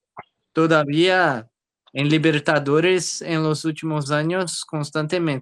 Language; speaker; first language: Spanish; non-native, learner; Portuguese